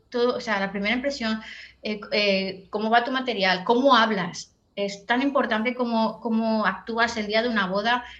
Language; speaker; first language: Spanish; native; Spanish